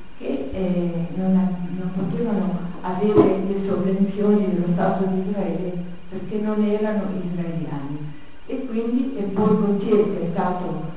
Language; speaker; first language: Italian; native; Italian